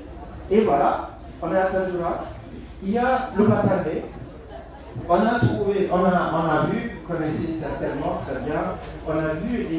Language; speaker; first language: French; non-native, fluent; German